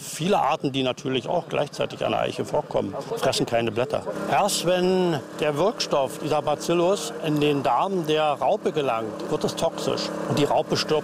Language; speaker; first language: German; native; German